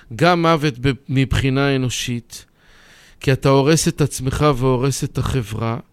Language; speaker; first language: Hebrew; native; Hebrew